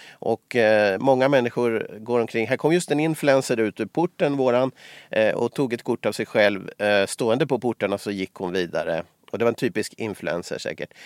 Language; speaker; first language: Swedish; native; Swedish